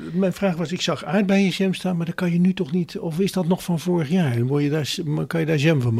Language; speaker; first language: Dutch; native; Dutch